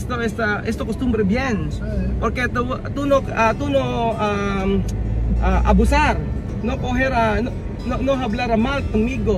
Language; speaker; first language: Spanish; non-native, learner; Filipino